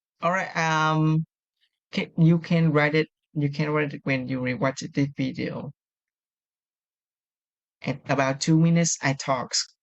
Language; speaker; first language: English; non-native, fluent; Vietnamese